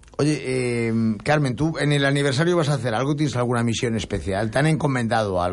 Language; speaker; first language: Spanish; native; Spanish